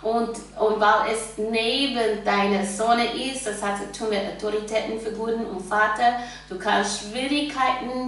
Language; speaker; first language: German; non-native, fluent; English